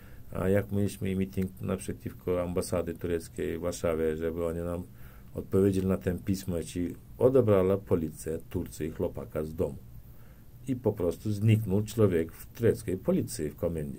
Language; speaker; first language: Polish; non-native, learner; Turkmen